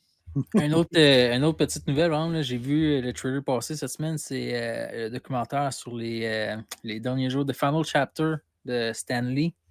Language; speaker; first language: French; native; French